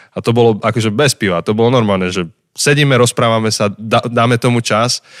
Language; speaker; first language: Slovak; native; Slovak